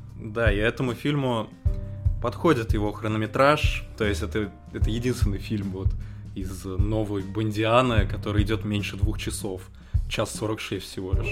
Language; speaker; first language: Russian; native; Russian